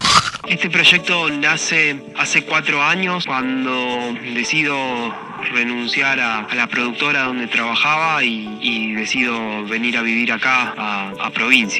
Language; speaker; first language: Spanish; native; Spanish